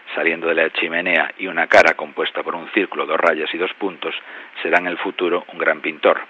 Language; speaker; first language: Spanish; non-native, local second language; Galician